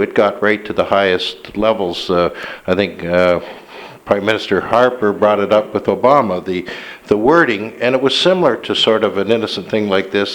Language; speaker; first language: English; native; English